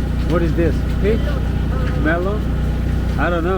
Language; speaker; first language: English; non-native, learner; Korean